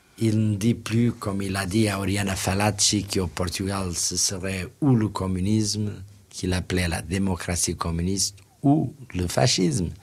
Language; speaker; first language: French; non-native, fluent; Portuguese